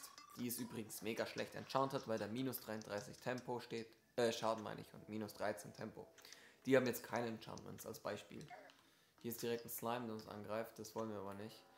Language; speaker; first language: German; native; German